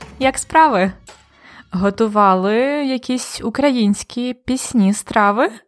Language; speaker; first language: Ukrainian; native; Ukrainian